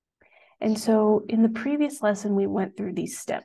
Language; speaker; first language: English; native; English